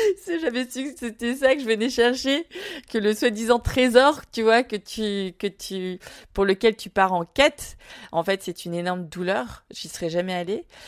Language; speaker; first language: French; early bilingual, other home language; Vietnamese